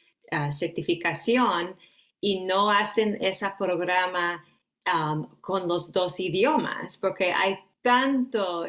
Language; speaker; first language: Spanish; early bilingual, heritage; Spanish